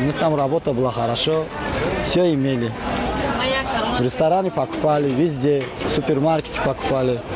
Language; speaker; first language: Russian; non-native, learner; Tajik